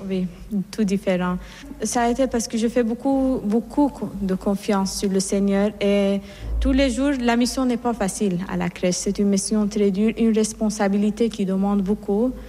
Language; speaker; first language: French; non-native, fluent; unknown